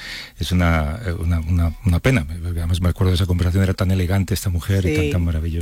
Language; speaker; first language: Spanish; native; Spanish